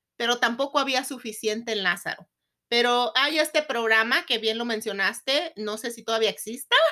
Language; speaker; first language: Spanish; native; Spanish